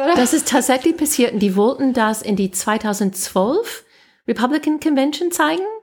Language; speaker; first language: German; non-native, fluent; English